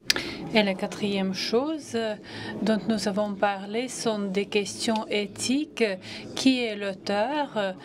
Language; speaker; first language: French; non-native, fluent; Latvian